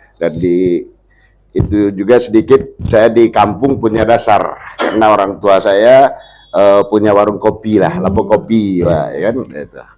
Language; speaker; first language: Indonesian; non-native, local second language; Minangkabau